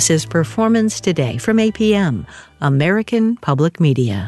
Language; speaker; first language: English; native; English